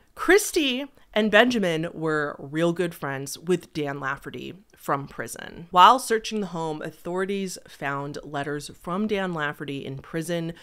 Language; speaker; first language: English; native; English